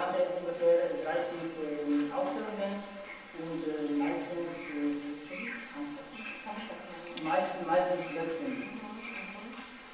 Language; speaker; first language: German; non-native, learner; Czech